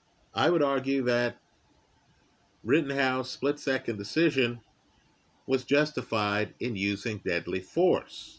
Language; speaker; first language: English; native; English